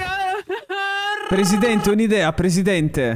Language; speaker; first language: Italian; native; Italian